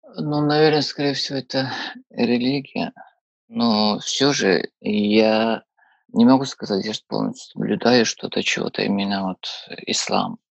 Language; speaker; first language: Russian; non-native, fluent; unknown